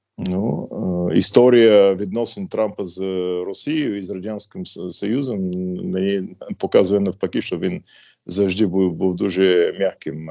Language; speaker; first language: Ukrainian; non-native, fluent; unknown